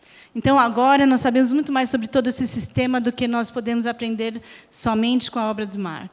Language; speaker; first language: Portuguese; native; Portuguese